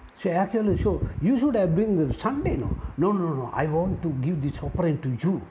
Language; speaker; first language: English; non-native, local second language; Sinhala